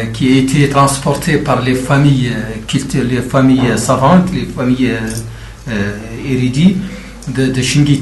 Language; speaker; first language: French; non-native, local second language; Arabic